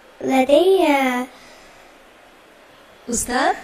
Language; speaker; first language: Arabic; non-native, learner; Indonesian